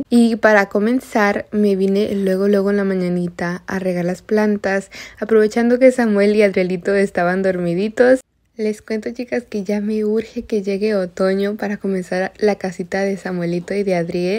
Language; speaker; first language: Spanish; native; Spanish